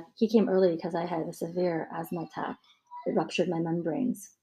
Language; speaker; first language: English; native; English